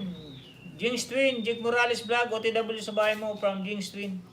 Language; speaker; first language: Filipino; non-native, local second language; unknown